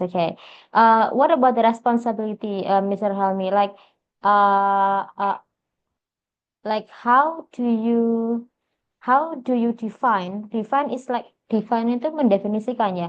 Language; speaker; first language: English; non-native, fluent; Indonesian